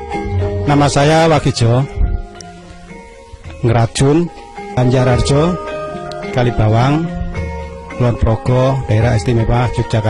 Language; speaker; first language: Indonesian; non-native, local second language; Javanese